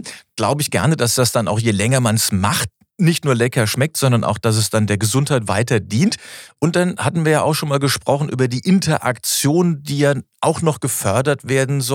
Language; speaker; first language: German; native; German